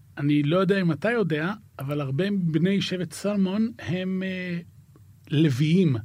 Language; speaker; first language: Hebrew; native; Hebrew